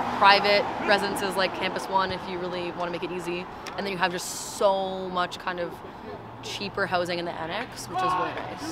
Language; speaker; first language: English; native; English